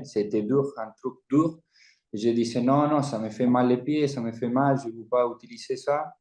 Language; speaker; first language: French; non-native, fluent; Spanish